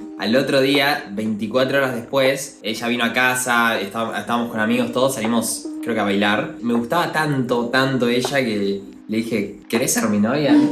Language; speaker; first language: Spanish; native; Spanish